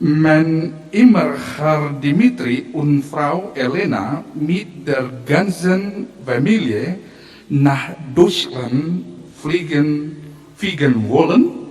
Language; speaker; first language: German; non-native, learner; Batak Toba